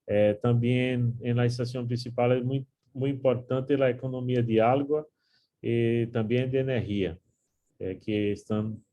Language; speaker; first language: Spanish; non-native, learner; Portuguese